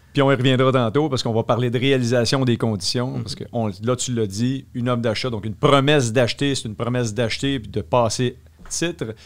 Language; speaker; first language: French; native; French